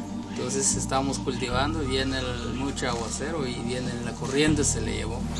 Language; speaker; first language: Spanish; native; Spanish